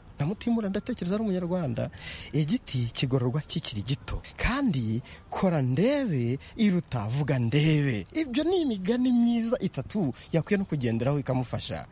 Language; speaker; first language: Kinyarwanda; native; Kinyarwanda